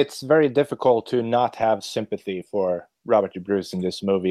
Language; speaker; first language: English; non-native, fluent; Swedish